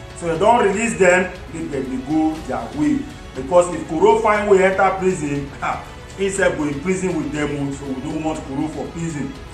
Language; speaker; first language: Nigerian Pidgin; non-native, local second language; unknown